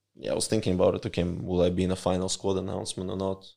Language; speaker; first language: English; early bilingual, other home language; Russian